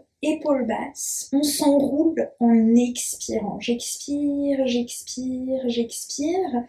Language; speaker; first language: French; native; French